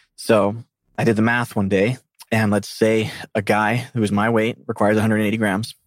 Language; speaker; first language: English; native; English